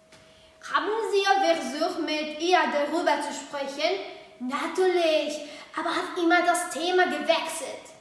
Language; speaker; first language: German; non-native, learner; Polish